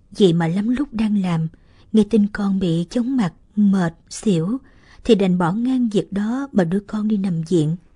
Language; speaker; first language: Vietnamese; native; Vietnamese